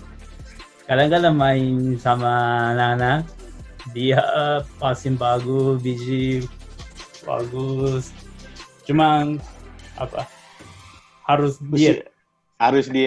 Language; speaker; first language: Indonesian; non-native, learner; Japanese